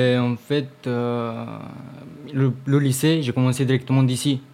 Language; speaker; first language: French; non-native, learner; Romanian